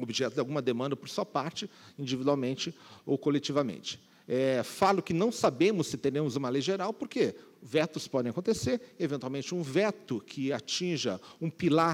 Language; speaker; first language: Portuguese; native; Portuguese